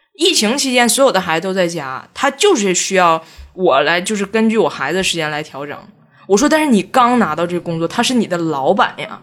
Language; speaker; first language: Chinese; native; Chinese